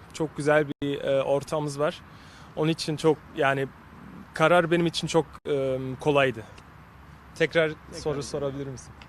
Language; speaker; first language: Turkish; early bilingual, heritage; Turkish